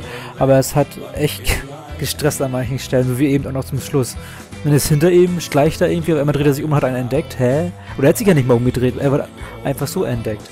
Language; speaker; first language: German; native; German